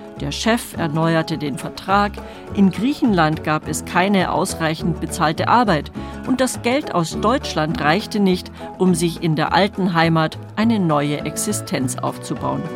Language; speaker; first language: German; native; German